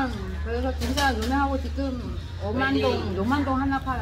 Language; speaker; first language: Korean; non-native, learner; Vietnamese